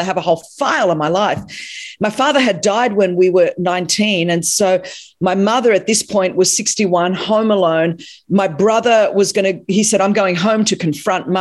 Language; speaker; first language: English; non-native, local second language; Greek